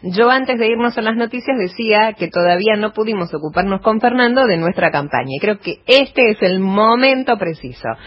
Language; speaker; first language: Spanish; native; Spanish